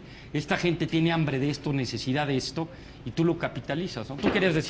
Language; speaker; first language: Spanish; native; Spanish